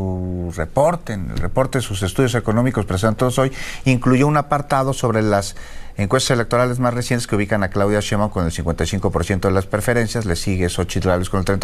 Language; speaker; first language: Spanish; native; Spanish